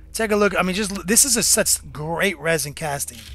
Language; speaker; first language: English; native; English